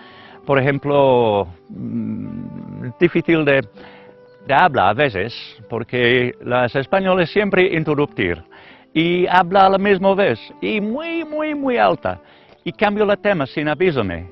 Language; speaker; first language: Spanish; non-native, learner; English